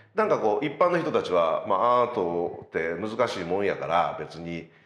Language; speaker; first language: Japanese; native; Japanese